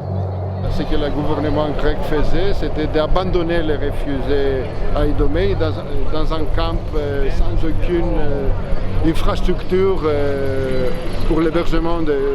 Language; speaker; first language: French; non-native, fluent; Greek